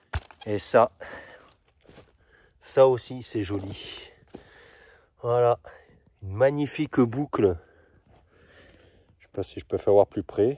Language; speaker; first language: French; native; French